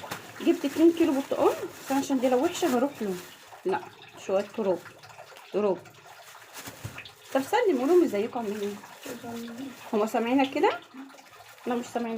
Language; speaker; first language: Arabic; native; Arabic